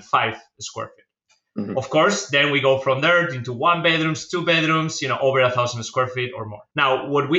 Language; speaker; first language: English; non-native, fluent; Spanish